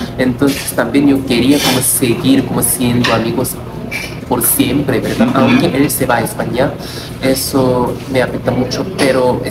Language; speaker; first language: Spanish; non-native, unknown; Korean